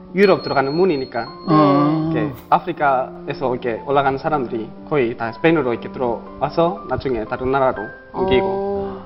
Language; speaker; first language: Korean; non-native, learner; Spanish